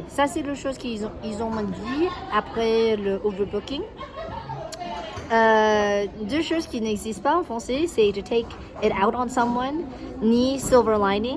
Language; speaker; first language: French; non-native, learner; English